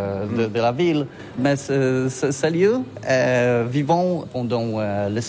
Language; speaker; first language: French; non-native, learner; Polish